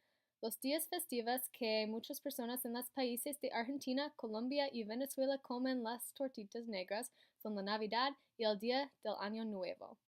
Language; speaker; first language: Spanish; non-native, learner; English